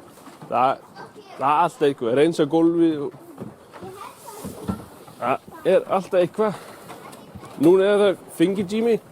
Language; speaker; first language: Icelandic; non-native, learner; Kalaallisut